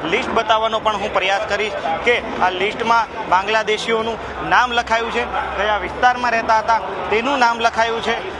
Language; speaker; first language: Gujarati; native; Gujarati